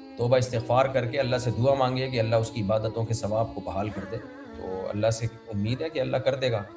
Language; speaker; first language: Urdu; native; Urdu